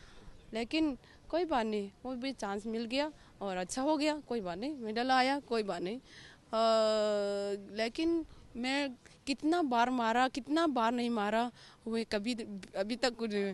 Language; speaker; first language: Hindi; non-native, local second language; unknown